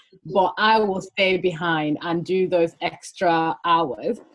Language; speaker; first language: English; early bilingual, other home language; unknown